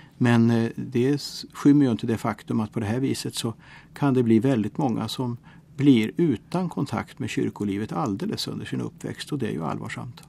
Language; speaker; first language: Swedish; native; Swedish